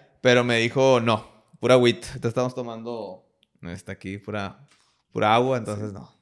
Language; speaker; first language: Spanish; native; Spanish